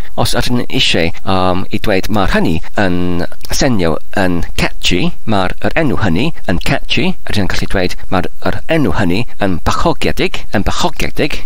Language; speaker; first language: Welsh; non-native, learner; English